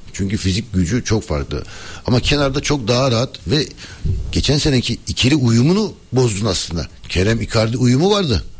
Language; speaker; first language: Turkish; early bilingual, heritage; Turkish